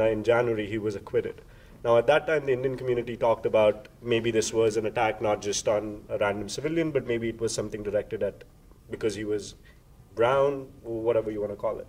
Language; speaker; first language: English; non-native, local second language; Hindi